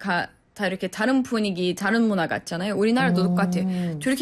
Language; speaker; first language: Korean; non-native, fluent; Turkish